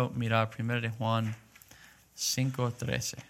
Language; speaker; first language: Spanish; non-native, learner; English